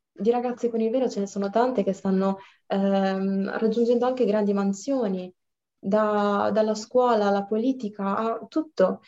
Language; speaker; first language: Italian; early bilingual, other home language; Arabic